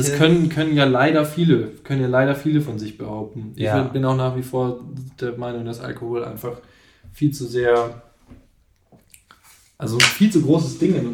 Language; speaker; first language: German; native; German